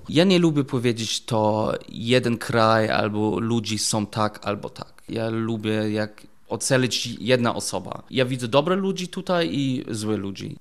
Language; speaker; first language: Polish; non-native, learner; German